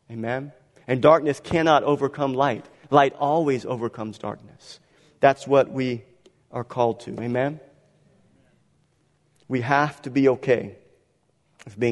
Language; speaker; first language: English; native; English